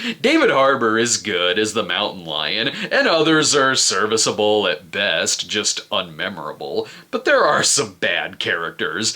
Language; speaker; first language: English; native; English